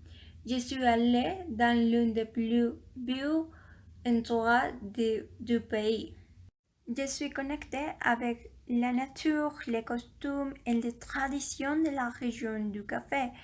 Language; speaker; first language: French; non-native, learner; Spanish